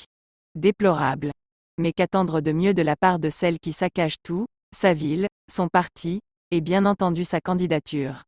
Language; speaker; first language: French; native; French